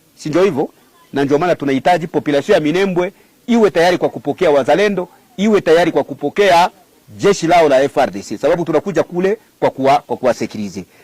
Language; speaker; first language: Swahili; native; Swahili